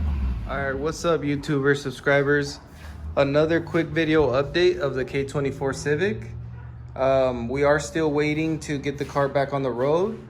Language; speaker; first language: English; native; English